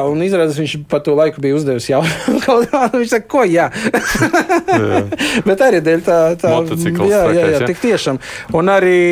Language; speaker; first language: Latvian; non-native, local second language; Russian